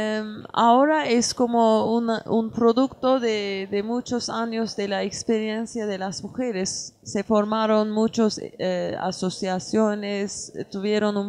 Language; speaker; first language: Spanish; non-native, learner; Kurdish